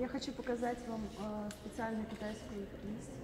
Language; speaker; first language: Russian; native; Russian